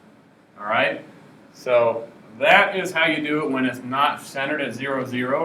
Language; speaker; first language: English; native; English